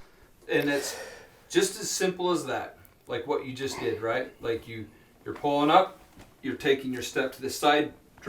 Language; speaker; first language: English; native; English